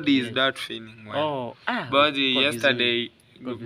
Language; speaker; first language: English; non-native, learner; Swahili